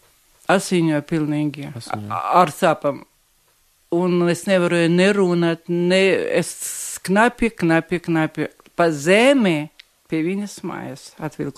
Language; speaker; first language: Latvian; non-native, local second language; Russian